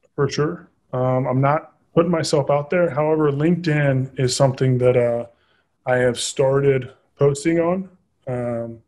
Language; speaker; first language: English; native; English